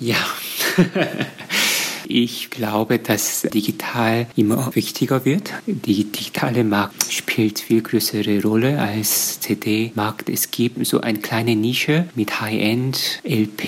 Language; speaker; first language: German; non-native, fluent; Korean